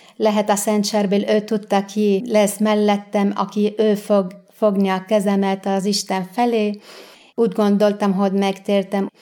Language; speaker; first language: Hungarian; non-native, learner; Arabic